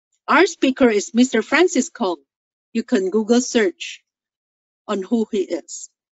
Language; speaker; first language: English; non-native, local second language; Min Nan Chinese